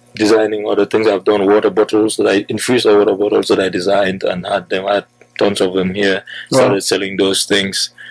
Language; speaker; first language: English; non-native, local second language; Wolof